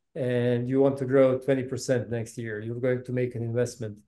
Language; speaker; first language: English; non-native, fluent; Bosnian